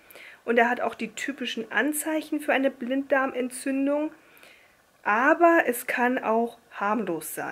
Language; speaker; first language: German; native; German